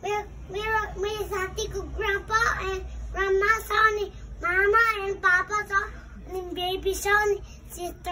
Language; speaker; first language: Nepali; early bilingual, heritage; Nepali